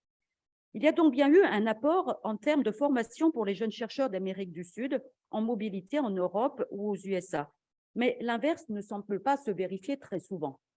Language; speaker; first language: French; native; French